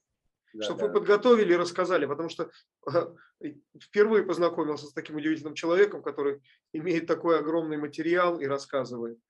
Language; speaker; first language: Russian; native; Russian